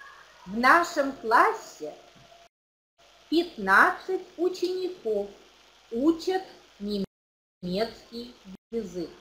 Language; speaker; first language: Russian; native; Russian